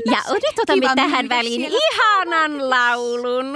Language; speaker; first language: Finnish; native; Finnish